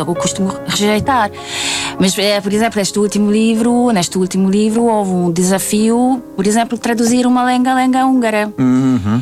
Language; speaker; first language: Portuguese; non-native, fluent; Hungarian